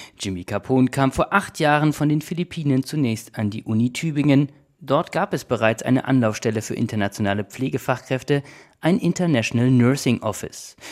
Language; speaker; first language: German; native; German